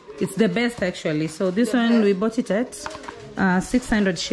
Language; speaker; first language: English; non-native, local second language; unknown